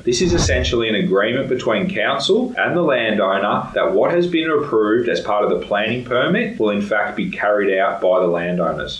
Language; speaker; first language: English; native; English